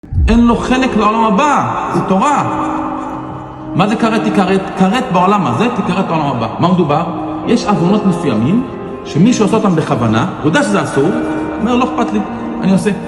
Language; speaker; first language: Hebrew; native; Hebrew